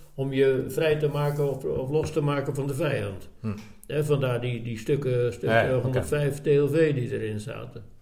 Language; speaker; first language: Dutch; native; Dutch